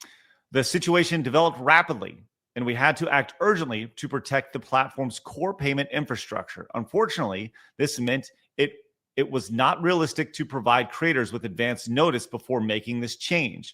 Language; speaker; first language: English; native; English